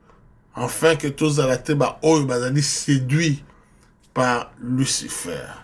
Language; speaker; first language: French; non-native, local second language; Lingala